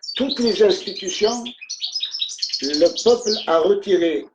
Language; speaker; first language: French; non-native, local second language; Arabic